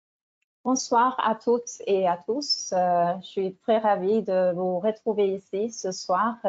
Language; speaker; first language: French; non-native, fluent; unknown